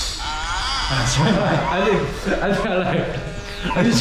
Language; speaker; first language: Thai; non-native, learner; Korean